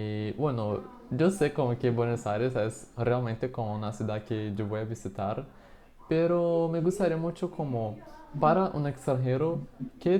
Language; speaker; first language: Spanish; non-native, fluent; Portuguese